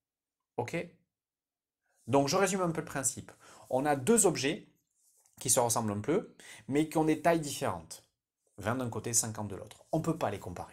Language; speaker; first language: French; native; French